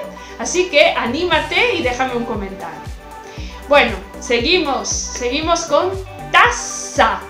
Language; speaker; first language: Spanish; non-native, fluent; Italian